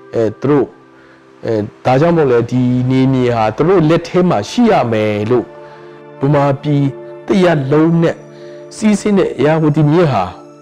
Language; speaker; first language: Burmese; non-native, local second language; Kachin